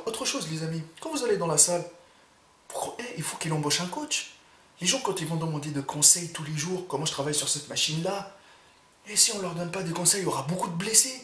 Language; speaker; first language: French; native; French